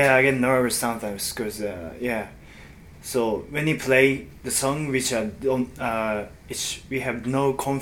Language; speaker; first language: English; non-native, learner; Japanese